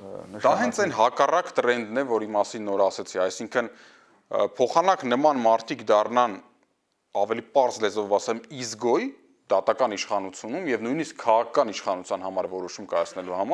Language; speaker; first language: Armenian; native; Armenian